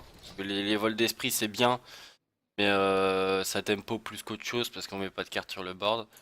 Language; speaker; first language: French; native; French